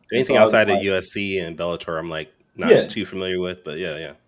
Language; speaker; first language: English; native; English